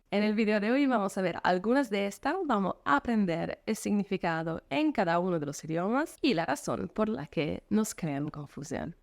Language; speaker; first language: Spanish; non-native, fluent; Italian